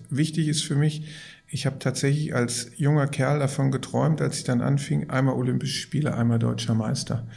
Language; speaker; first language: German; native; German